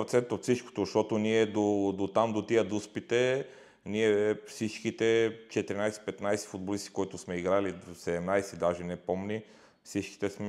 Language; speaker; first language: Bulgarian; non-native, fluent; Romanian